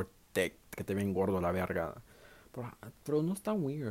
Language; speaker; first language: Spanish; early bilingual, heritage; Spanish